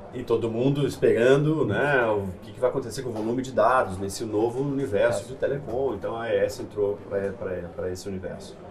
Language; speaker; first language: Portuguese; native; Portuguese